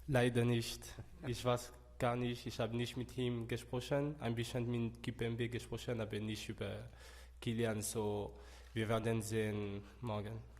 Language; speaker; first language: German; non-native, learner; French